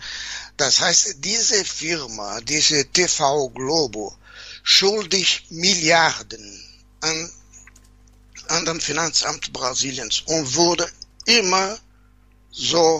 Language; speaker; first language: German; non-native, fluent; Portuguese